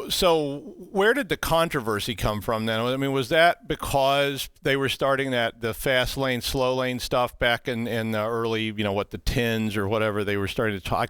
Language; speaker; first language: English; native; English